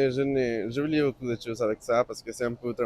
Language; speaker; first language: French; non-native, learner; Spanish